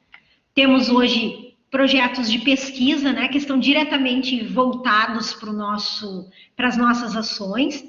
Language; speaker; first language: Portuguese; native; Portuguese